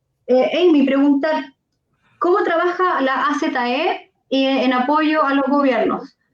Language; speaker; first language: Spanish; native; Spanish